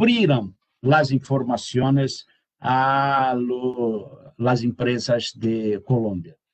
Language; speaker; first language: Spanish; non-native, learner; Portuguese